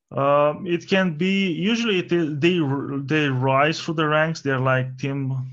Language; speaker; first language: English; non-native, fluent; Romanian